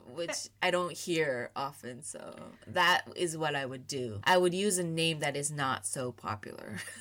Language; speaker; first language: English; early bilingual, other home language; Japanese